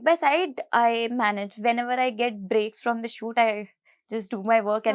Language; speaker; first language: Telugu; non-native, learner; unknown